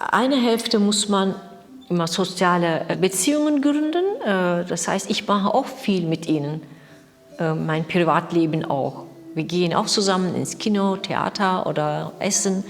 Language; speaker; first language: German; non-native, learner; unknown